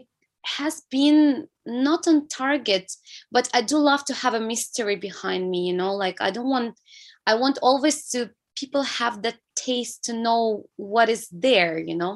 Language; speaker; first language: English; non-native, fluent; Russian